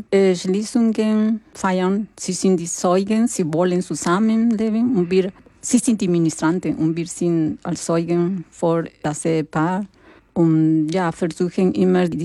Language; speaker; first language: German; non-native, learner; Spanish